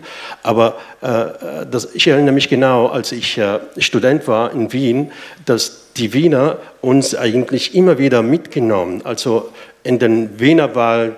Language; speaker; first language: German; non-native, fluent; Arabic